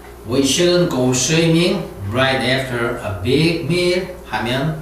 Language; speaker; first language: English; non-native, fluent; Korean